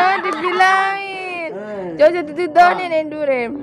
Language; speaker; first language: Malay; non-native, local second language; Javanese